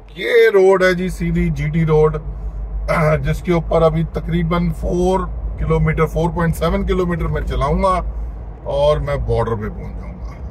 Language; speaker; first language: Hindi; non-native, local second language; Punjabi